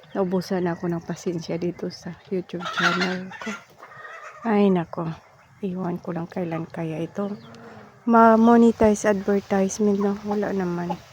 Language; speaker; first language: Filipino; non-native, local second language; Cebuano